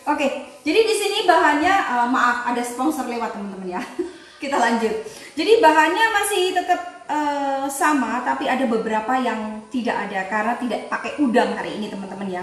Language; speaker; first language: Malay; non-native, local second language; Javanese